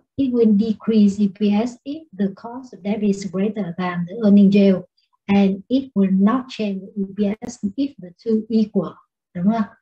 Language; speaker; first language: English; non-native, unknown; Vietnamese